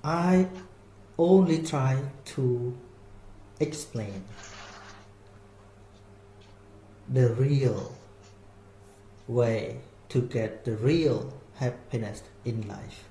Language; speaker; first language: English; non-native, fluent; Khmer